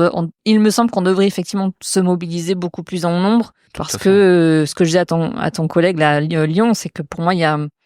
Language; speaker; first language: French; native; French